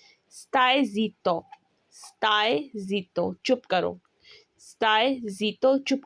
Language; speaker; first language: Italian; non-native, fluent; Urdu